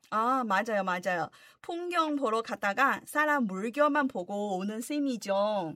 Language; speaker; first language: Korean; non-native, fluent; Chinese